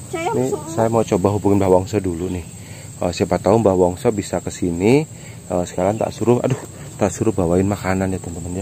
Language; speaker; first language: Indonesian; native; Indonesian